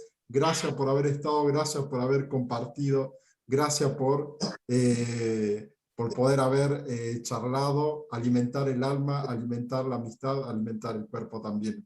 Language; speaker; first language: Spanish; native; Spanish